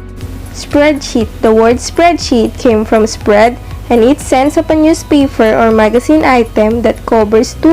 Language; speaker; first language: English; non-native, local second language; Filipino